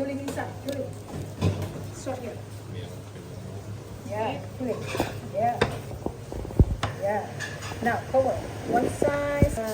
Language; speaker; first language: English; non-native, learner; Vietnamese